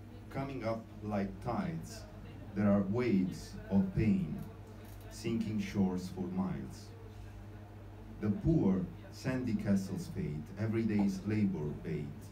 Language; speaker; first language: English; non-native, fluent; Italian